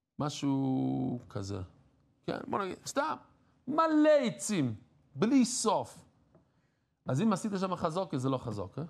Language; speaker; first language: Hebrew; non-native, fluent; English